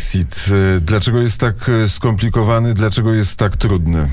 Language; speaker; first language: Polish; native; Polish